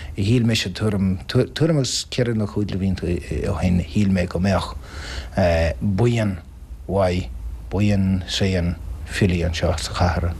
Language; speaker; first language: Irish; non-native, local second language; English